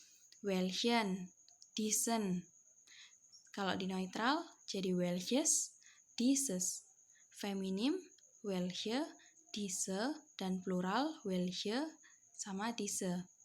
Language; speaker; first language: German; non-native, fluent; Indonesian